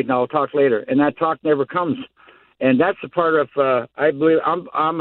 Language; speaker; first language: English; native; English